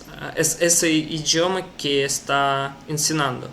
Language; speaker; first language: Portuguese; non-native, learner; Russian